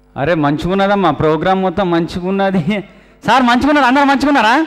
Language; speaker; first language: Telugu; native; Telugu